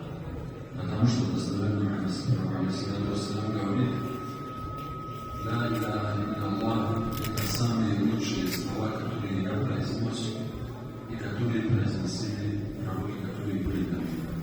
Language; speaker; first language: Russian; non-native, local second language; Tajik